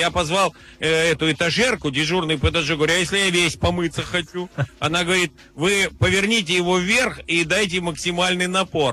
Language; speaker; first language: Russian; native; Russian